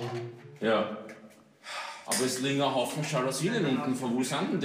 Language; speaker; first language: German; native; German